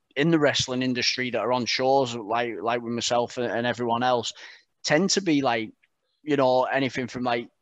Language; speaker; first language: English; native; English